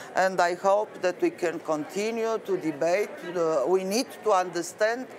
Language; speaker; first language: English; non-native, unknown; Romanian